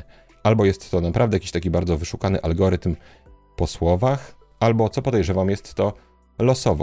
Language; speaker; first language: Polish; native; Polish